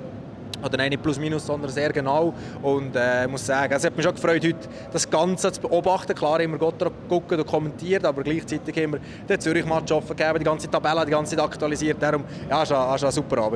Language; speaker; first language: German; native; German